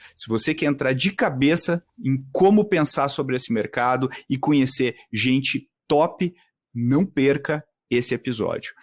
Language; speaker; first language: Portuguese; native; Portuguese